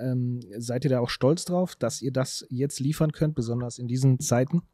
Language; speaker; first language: German; native; German